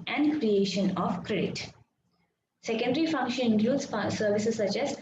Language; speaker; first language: English; non-native, local second language; Malayalam